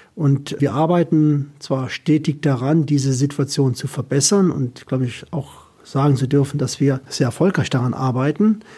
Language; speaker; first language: German; native; German